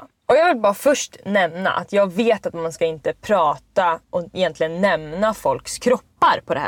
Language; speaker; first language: Swedish; native; Swedish